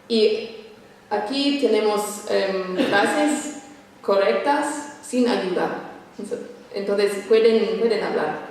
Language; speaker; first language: Spanish; non-native, fluent; English